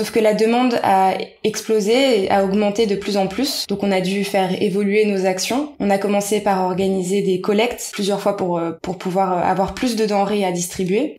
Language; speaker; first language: French; native; French